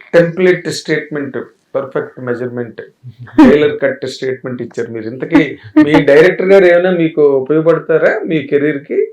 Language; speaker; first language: Telugu; native; Telugu